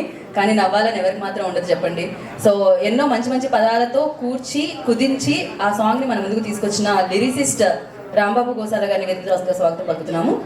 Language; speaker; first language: Telugu; native; Telugu